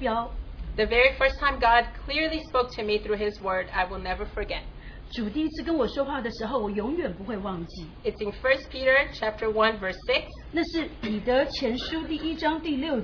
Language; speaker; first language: English; non-native, fluent; Portuguese